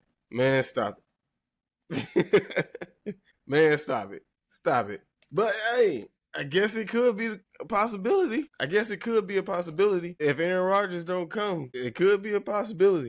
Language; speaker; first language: English; native; English